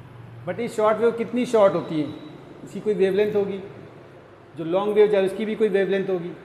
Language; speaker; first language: Hindi; native; Hindi